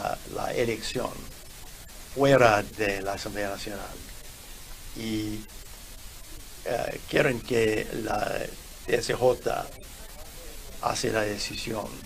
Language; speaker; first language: Spanish; non-native, fluent; English